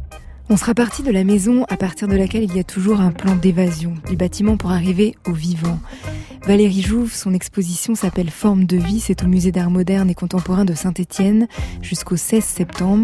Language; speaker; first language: French; native; French